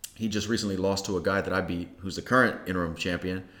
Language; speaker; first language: English; native; English